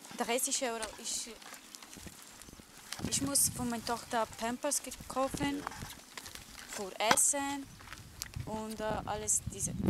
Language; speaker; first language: German; non-native, learner; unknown